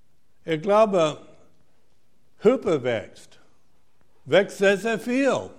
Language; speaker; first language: German; non-native, fluent; English